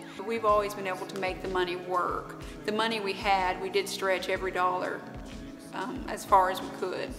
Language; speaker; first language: English; native; English